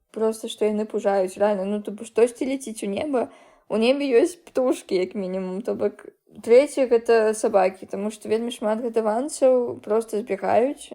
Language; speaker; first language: Belarusian; non-native, local second language; Russian